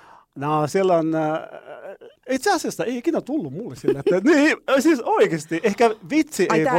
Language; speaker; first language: Finnish; non-native, learner; Arabic